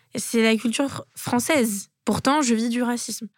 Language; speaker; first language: French; native; French